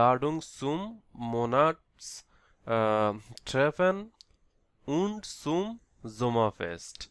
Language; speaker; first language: German; non-native, learner; Bangla